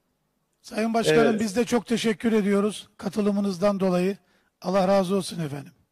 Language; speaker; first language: Turkish; native; Turkish